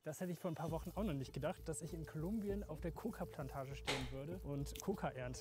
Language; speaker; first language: German; native; German